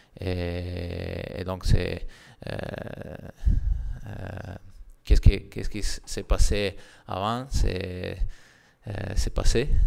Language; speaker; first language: French; non-native, learner; Italian